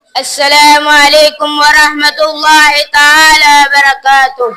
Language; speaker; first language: Arabic; non-native, learner; Swahili